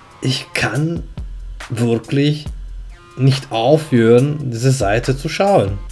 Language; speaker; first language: German; non-native, fluent; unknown